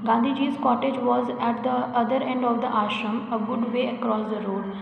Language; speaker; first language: English; non-native, local second language; Hindi